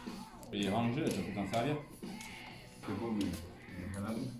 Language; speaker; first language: French; native; French